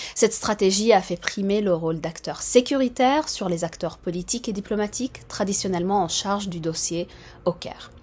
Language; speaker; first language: French; non-native, fluent; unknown